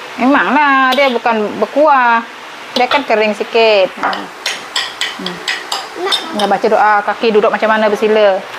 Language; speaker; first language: Malay; native; Malay